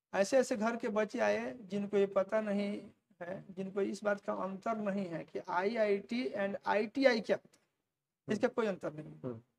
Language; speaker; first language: Hindi; native; Hindi